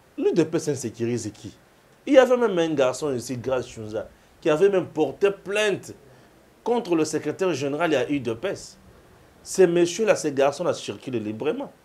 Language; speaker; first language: French; non-native, local second language; Lingala